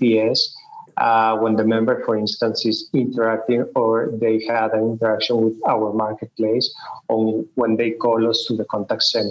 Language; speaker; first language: English; non-native, fluent; Spanish